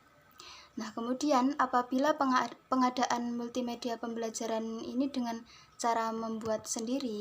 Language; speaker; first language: Indonesian; native; Indonesian